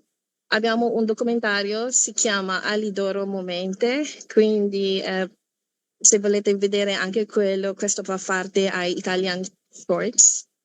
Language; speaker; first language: Italian; non-native, fluent; Filipino